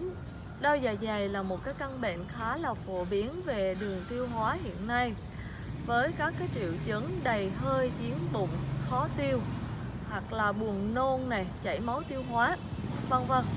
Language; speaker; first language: Vietnamese; native; Vietnamese